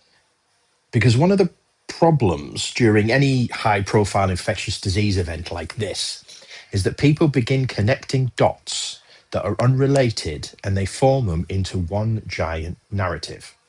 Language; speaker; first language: English; native; English